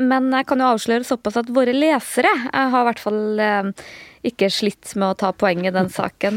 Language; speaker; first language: Norwegian; native; Norwegian